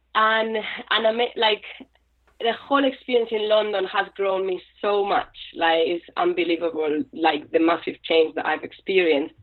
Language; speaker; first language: English; non-native, fluent; Spanish